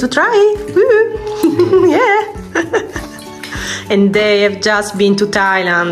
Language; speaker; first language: English; non-native, fluent; Italian